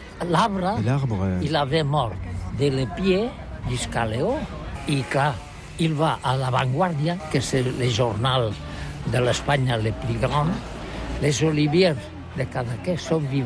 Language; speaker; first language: French; non-native, learner; Catalan